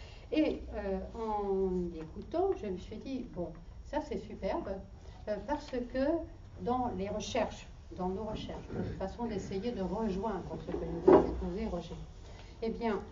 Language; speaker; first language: French; native; French